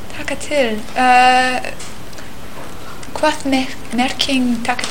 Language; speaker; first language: Icelandic; non-native, learner; English